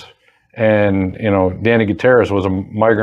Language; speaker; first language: English; native; English